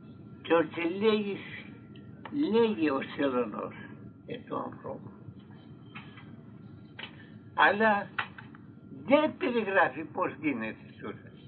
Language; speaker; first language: Greek; non-native, fluent; Russian